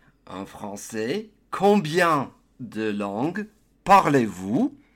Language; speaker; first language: French; non-native, fluent; English